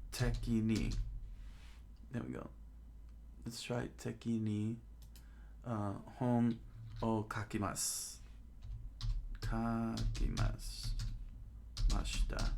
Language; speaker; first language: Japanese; non-native, learner; English